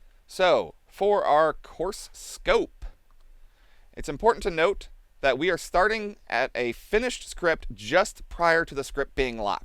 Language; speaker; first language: English; native; English